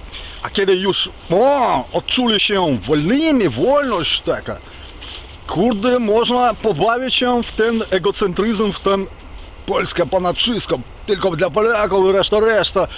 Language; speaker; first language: Polish; non-native, learner; Ukrainian